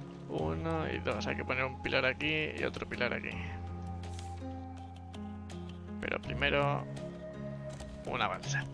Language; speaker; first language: Spanish; native; Spanish